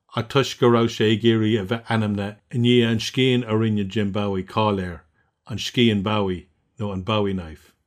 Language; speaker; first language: Irish; non-native, local second language; English